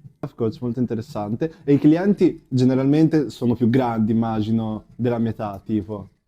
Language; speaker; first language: Italian; native; Italian